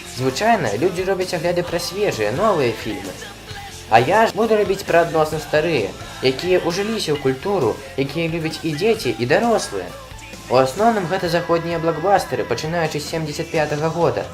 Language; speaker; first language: Belarusian; non-native, local second language; Russian